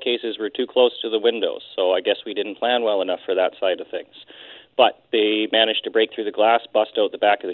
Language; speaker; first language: English; native; English